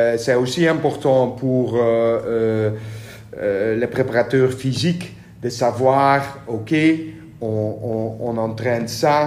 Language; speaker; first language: French; non-native, learner; Dutch